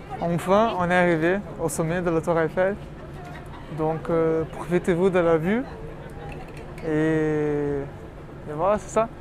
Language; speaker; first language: French; non-native, fluent; Portuguese